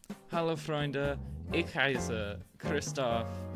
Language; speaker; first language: German; non-native, learner; English